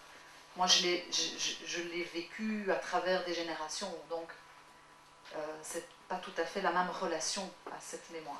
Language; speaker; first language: French; native; French